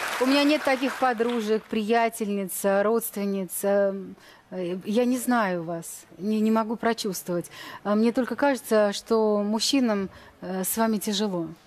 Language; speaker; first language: Russian; native; Russian